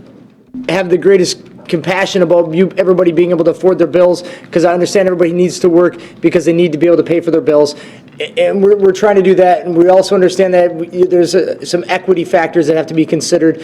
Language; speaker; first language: English; native; English